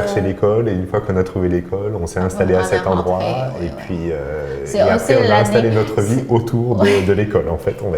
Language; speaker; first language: French; native; French